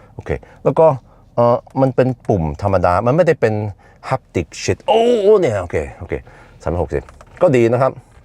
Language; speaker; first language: Thai; non-native, fluent; Norwegian